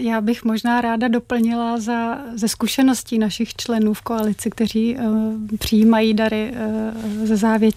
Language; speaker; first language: Czech; native; Czech